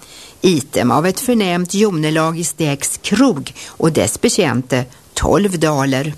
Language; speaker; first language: Swedish; native; Swedish